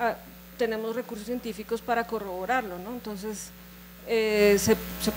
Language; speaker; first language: Spanish; native; Spanish